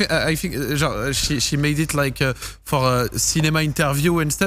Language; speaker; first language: English; non-native, fluent; French